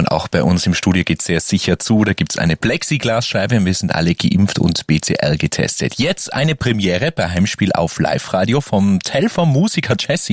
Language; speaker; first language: German; native; German